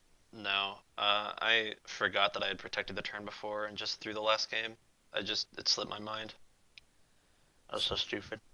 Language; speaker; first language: English; native; English